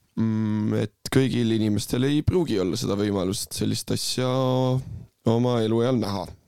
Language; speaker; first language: Estonian; native; Estonian